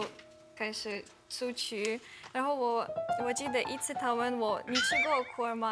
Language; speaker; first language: Chinese; non-native, fluent; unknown